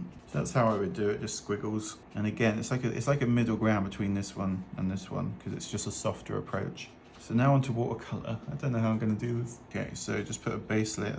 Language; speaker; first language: English; native; English